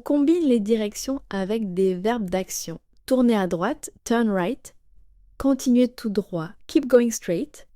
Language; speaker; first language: French; native; French